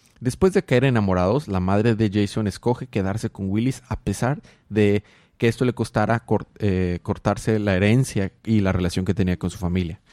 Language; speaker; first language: Spanish; native; Spanish